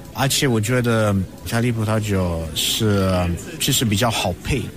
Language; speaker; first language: Chinese; non-native, fluent; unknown